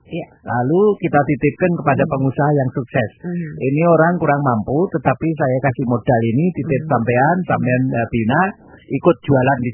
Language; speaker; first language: Indonesian; non-native, local second language; Javanese